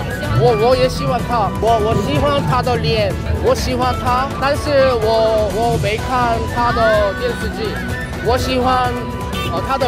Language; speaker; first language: Chinese; non-native, learner; Korean